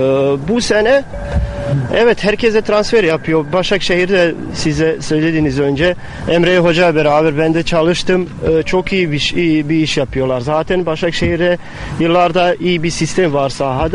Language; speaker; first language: Turkish; non-native, fluent; Bosnian